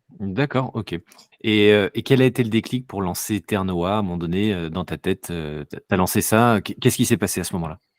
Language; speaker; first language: French; native; French